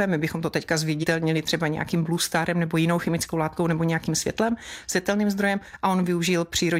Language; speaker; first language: Czech; native; Czech